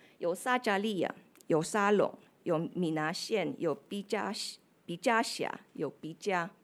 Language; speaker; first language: Chinese; non-native, fluent; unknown